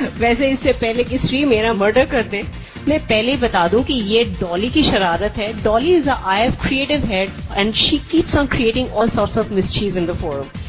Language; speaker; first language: Hindi; native; Hindi